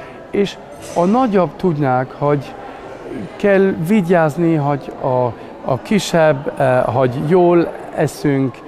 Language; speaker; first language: Hungarian; non-native, learner; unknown